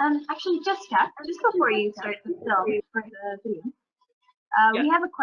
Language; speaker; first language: English; native; English